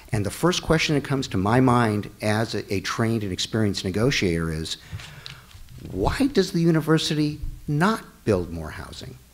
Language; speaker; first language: English; native; English